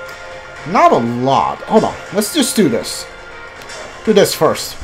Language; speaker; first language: English; native; English